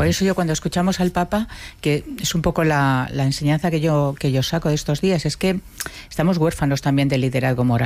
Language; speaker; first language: Spanish; native; Spanish